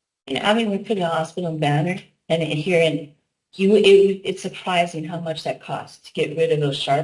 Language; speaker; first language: English; native; English